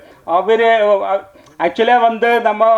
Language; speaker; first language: Tamil; non-native, learner; Malayalam